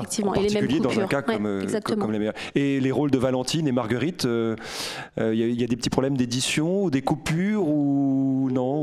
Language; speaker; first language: French; native; French